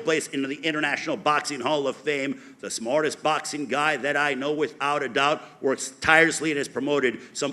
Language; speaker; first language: English; native; English